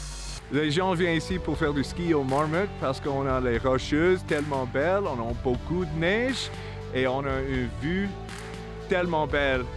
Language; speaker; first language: French; non-native, local second language; English